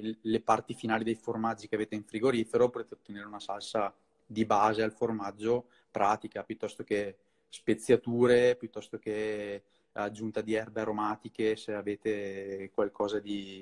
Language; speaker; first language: Italian; native; Italian